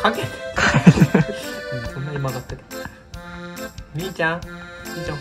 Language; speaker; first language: Japanese; native; Japanese